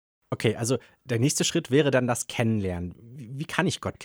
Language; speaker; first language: German; native; German